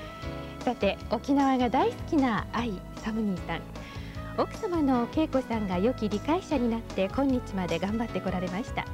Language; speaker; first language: Japanese; native; Japanese